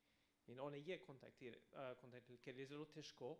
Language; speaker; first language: Slovenian; non-native, fluent; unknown